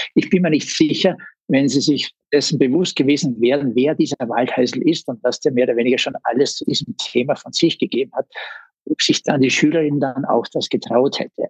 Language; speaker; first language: German; native; German